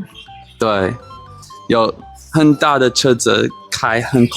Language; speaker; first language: Chinese; non-native, learner; English